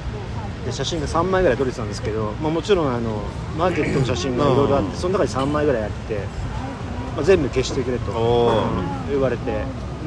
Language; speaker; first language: Japanese; native; Japanese